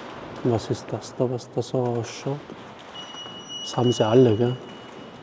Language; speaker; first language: German; non-native, fluent; Mongolian